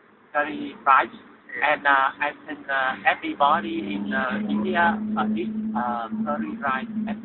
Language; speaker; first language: English; non-native, learner; Vietnamese